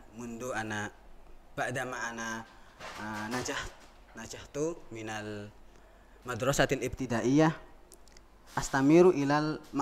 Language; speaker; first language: Arabic; non-native, learner; Indonesian